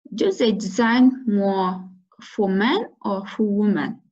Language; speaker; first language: English; non-native, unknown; Kazakh